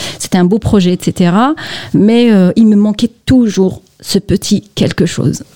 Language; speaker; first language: French; non-native, local second language; Kabyle